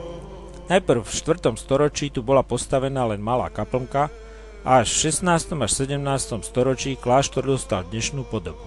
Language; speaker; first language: Slovak; native; Slovak